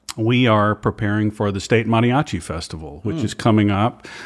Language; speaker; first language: English; native; English